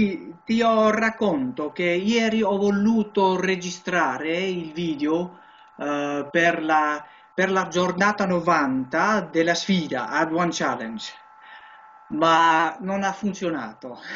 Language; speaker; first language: Italian; non-native, learner; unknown